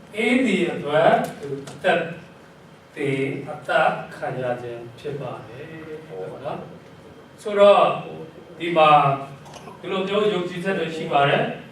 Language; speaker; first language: Burmese; non-native, local second language; Kachin